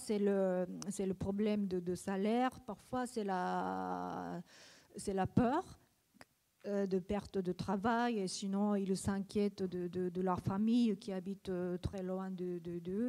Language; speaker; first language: French; non-native, learner; Japanese